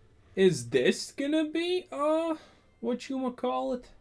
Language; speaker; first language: English; non-native, fluent; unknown